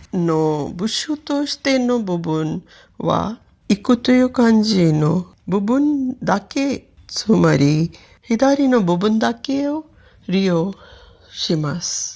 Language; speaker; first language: Japanese; non-native, fluent; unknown